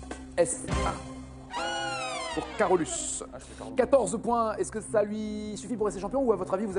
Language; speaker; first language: French; native; French